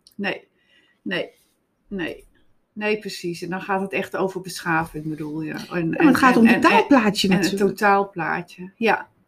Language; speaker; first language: Dutch; non-native, fluent; Afrikaans